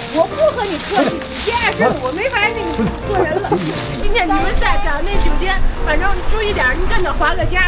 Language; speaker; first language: Chinese; native; Chinese